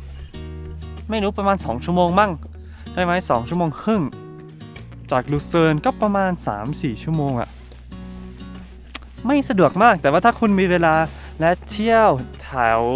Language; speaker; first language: Thai; early bilingual, heritage; Thai